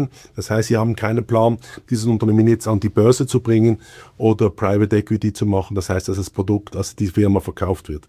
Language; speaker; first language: German; native; German